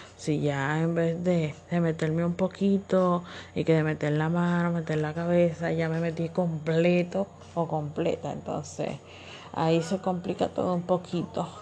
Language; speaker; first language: Spanish; native; Spanish